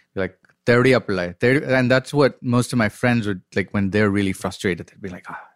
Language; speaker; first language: English; non-native, local second language; Tamil